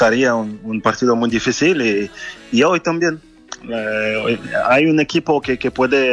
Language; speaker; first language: Spanish; non-native, fluent; French